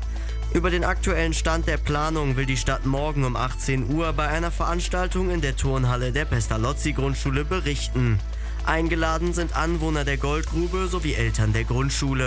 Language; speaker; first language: German; native; German